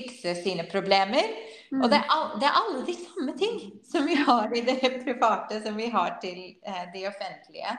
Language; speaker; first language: Norwegian; non-native, fluent; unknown